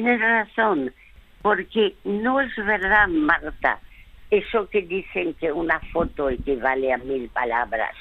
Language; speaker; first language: Spanish; early bilingual, other home language; French